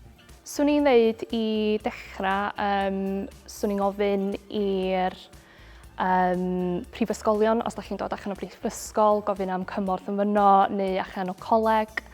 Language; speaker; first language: Welsh; native; Welsh